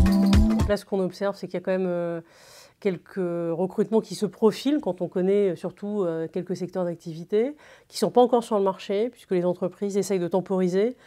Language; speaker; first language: French; native; French